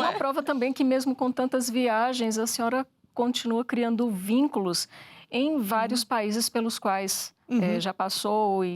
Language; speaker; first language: Portuguese; native; Portuguese